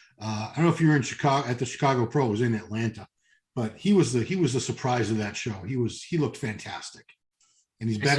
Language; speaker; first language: English; native; English